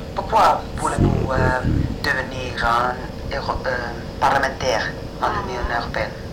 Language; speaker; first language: French; non-native, fluent; Finnish